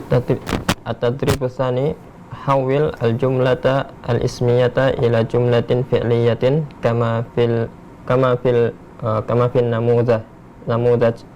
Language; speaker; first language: Arabic; non-native, learner; Indonesian